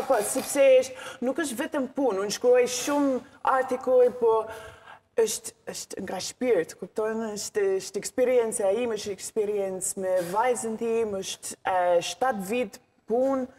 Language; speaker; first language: Albanian; non-native, learner; English